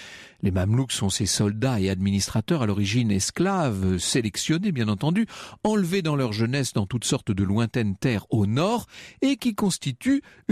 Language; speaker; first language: French; native; French